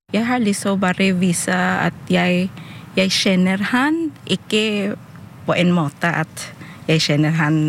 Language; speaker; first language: Norwegian; non-native, learner; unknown